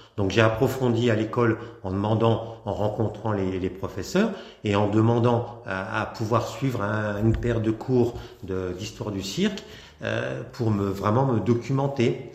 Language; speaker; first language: French; native; French